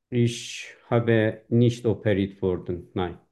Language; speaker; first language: German; non-native, fluent; Turkish